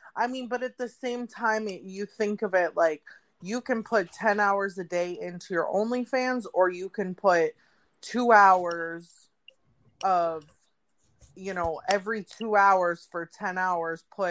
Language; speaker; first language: English; native; English